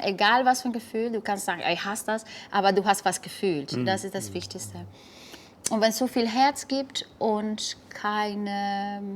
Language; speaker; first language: German; non-native, fluent; Spanish